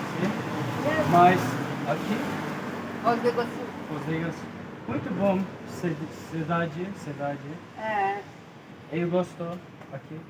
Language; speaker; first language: Portuguese; non-native, learner; Turkish